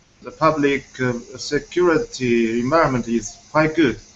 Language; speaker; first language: English; non-native, fluent; Chinese